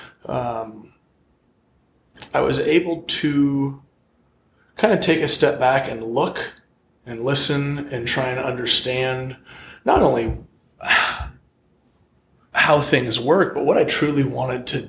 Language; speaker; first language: English; native; English